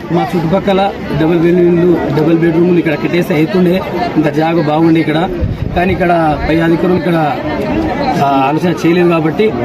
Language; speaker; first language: Telugu; non-native, local second language; Lambadi